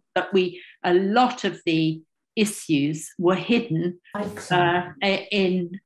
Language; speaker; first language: English; native; English